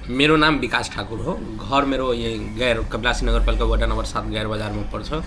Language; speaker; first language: Nepali; non-native, local second language; Maithili